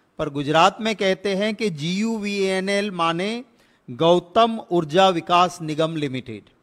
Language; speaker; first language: Hindi; non-native, local second language; Gujarati